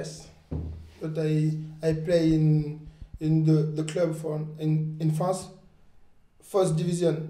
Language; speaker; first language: English; non-native, learner; French